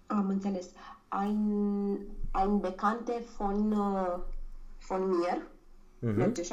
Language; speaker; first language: German; non-native, learner; Romanian